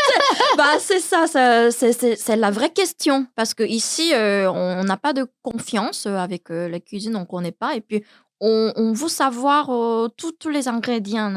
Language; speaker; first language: French; non-native, learner; Korean